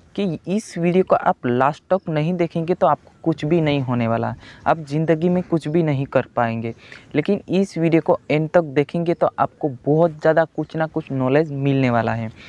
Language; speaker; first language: Hindi; non-native, local second language; Gujarati